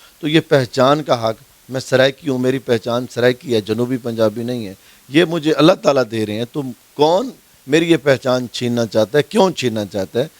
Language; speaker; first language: Urdu; non-native, local second language; Saraiki